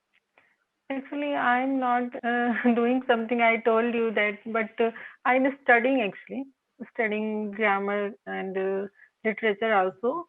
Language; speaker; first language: English; non-native, local second language; Hindi